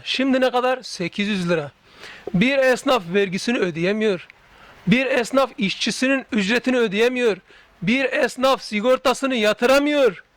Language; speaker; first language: Turkish; native; Turkish